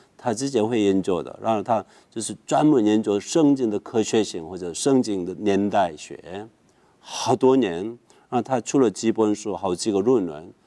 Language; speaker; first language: Chinese; non-native, fluent; Korean